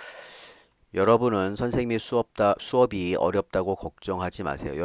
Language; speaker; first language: Korean; native; Korean